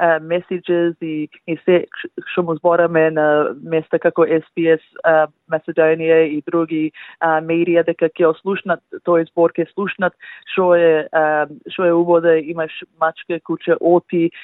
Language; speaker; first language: Macedonian; early bilingual, heritage; Macedonian